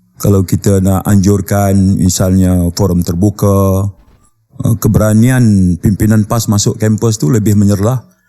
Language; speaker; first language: Malay; native; Malay